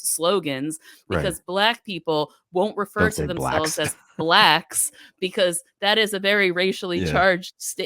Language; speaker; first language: English; native; English